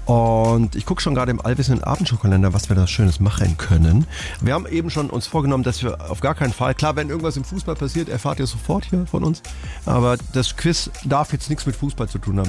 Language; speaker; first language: German; native; German